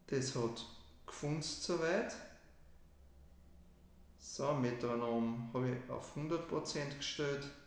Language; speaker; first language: German; native; German